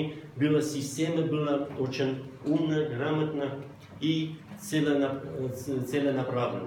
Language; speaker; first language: Russian; non-native, local second language; Armenian